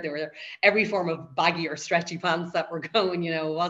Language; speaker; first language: English; native; English